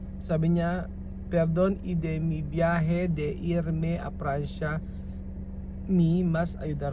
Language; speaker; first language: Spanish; non-native, learner; Filipino